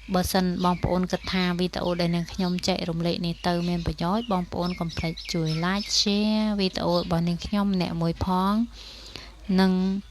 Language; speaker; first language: Khmer; native; Khmer